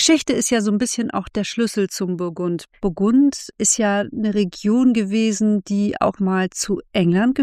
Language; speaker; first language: German; native; German